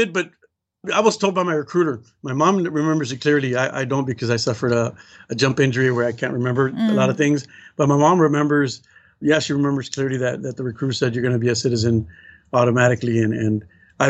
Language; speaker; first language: English; native; English